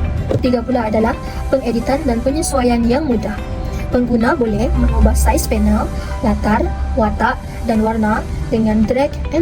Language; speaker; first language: Malay; native; Malay